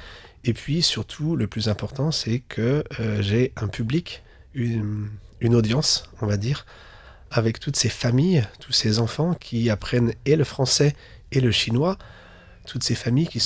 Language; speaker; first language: French; native; French